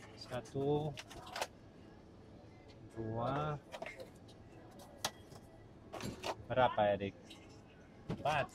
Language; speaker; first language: Indonesian; non-native, learner; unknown